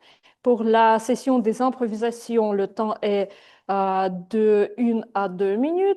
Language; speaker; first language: French; non-native, fluent; Russian